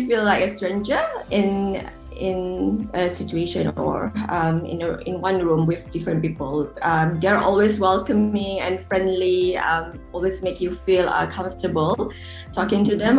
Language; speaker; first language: English; non-native, local second language; Malay